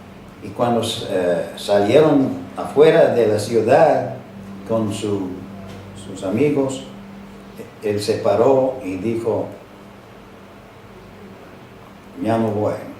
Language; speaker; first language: Spanish; non-native, fluent; English